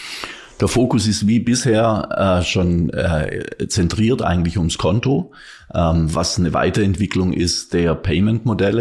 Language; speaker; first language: German; native; German